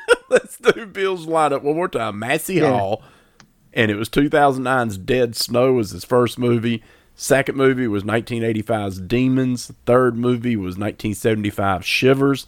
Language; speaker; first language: English; native; English